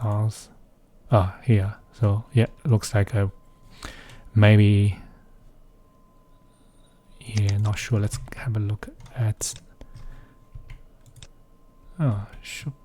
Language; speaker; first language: English; non-native, fluent; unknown